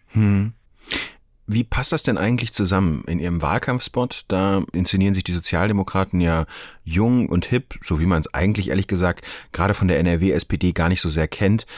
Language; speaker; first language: German; native; German